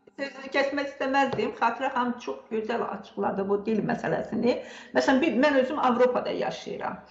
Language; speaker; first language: Azerbaijani; native; Azerbaijani